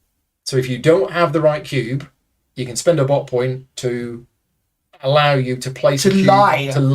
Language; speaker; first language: English; native; English